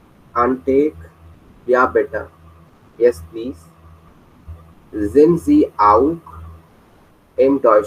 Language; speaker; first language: German; non-native, fluent; Hindi